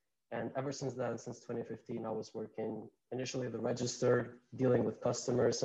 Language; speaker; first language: English; non-native, fluent; Albanian